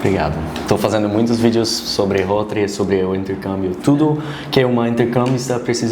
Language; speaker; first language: Portuguese; non-native, learner; Dutch